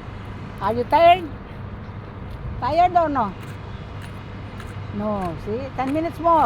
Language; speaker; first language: English; non-native, learner; Filipino